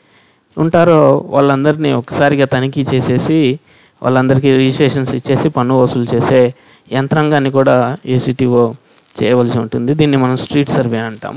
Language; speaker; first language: Telugu; native; Telugu